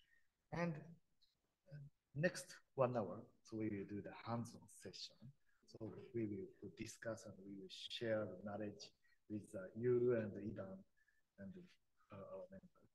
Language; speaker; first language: English; non-native, learner; Japanese